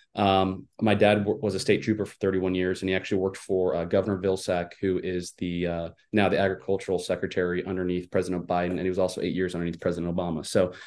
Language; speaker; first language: English; native; English